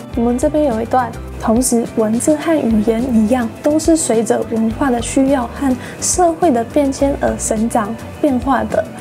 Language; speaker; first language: Chinese; non-native, fluent; English